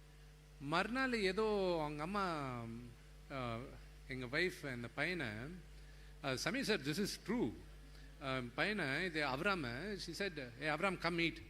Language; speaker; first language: Tamil; non-native, local second language; Telugu